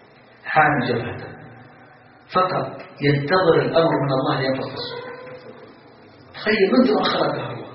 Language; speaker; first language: Arabic; native; Arabic